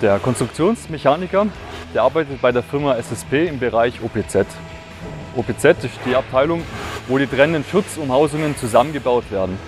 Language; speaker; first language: German; native; German